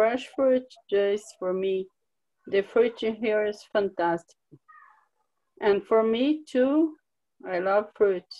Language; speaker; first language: English; non-native, learner; Portuguese